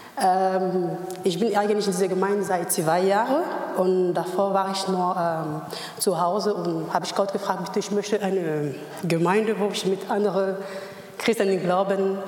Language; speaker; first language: German; non-native, learner; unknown